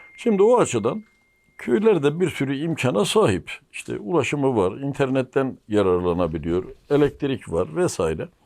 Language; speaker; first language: Turkish; native; Turkish